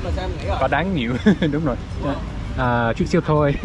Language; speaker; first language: Vietnamese; non-native, learner; English